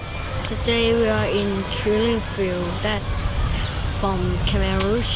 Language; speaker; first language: English; non-native, learner; Thai